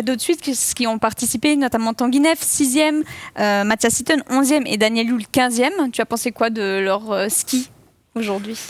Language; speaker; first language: French; native; French